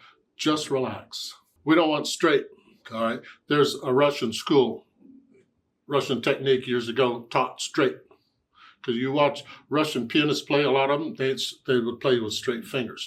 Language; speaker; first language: English; native; English